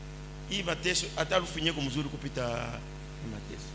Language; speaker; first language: French; non-native, local second language; Lingala